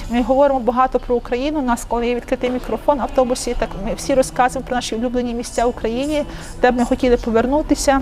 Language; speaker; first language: Ukrainian; native; Ukrainian